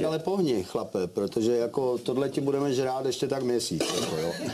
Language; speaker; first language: Czech; native; Czech